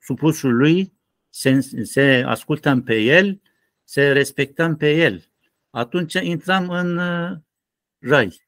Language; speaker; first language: Romanian; non-native, learner; Turkish